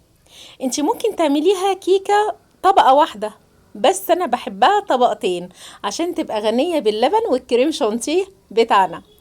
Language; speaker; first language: Arabic; native; Arabic